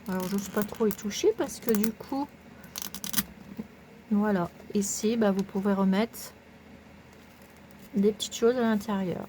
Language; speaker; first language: French; native; French